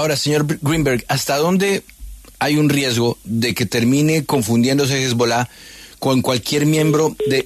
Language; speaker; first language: Spanish; native; Spanish